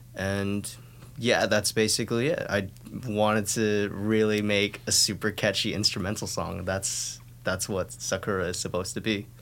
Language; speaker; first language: English; non-native, fluent; Thai